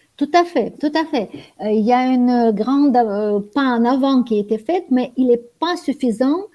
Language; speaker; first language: French; non-native, fluent; Ukrainian